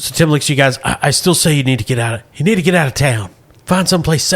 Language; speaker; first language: English; native; English